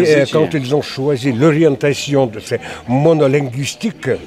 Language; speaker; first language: French; non-native, fluent; Russian